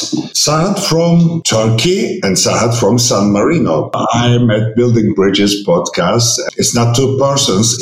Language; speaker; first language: English; non-native, fluent; Turkish